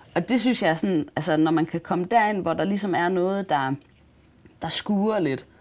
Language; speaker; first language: Danish; native; Danish